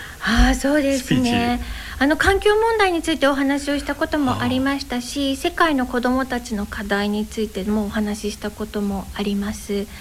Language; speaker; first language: Japanese; native; Japanese